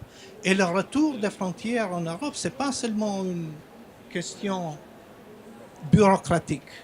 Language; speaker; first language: French; non-native, fluent; Albanian